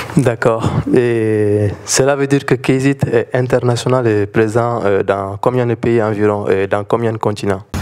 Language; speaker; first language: French; non-native, local second language; Bambara